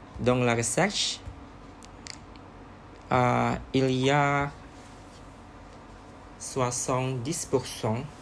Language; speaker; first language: French; non-native, learner; Indonesian